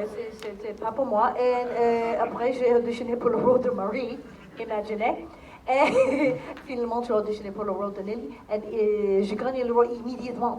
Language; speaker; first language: French; non-native, learner; English